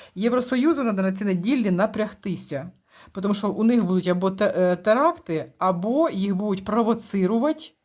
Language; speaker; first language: Ukrainian; non-native, local second language; Russian